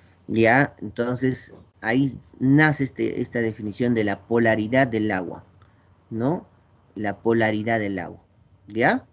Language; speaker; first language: Spanish; native; Spanish